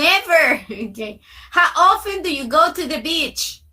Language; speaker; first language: English; non-native, fluent; Spanish